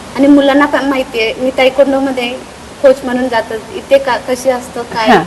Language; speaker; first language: Marathi; non-native, local second language; Telugu